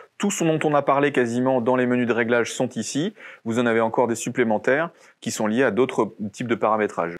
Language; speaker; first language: French; native; French